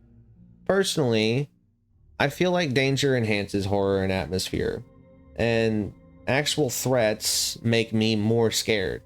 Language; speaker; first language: English; native; English